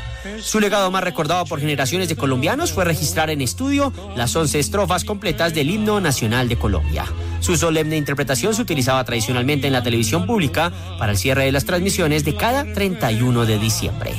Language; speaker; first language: Spanish; native; Spanish